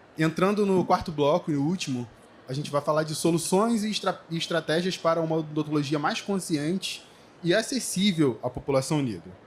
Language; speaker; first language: Portuguese; native; Portuguese